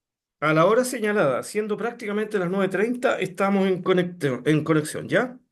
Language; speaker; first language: Spanish; native; Spanish